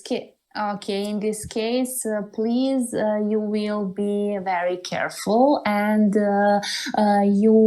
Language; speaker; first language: English; non-native, learner; Serbian